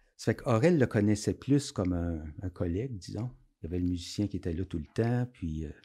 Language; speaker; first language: French; native; French